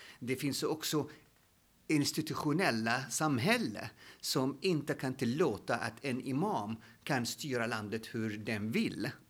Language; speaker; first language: Swedish; non-native, fluent; Arabic